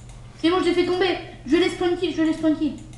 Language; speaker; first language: French; native; French